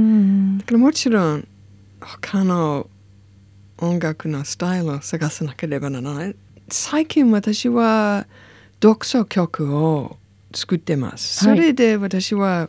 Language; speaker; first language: Japanese; non-native, learner; English